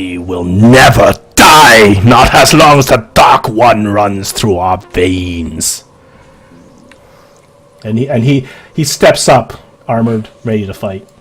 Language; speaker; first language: English; native; English